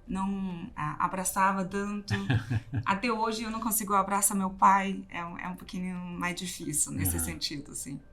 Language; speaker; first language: Portuguese; non-native, fluent; Chinese